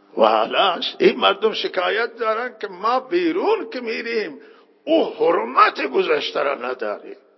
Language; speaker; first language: Persian; non-native, local second language; Baluchi